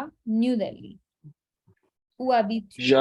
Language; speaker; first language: French; non-native, fluent; Hindi